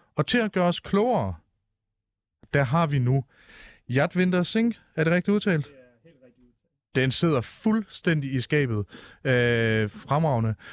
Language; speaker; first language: Danish; native; Danish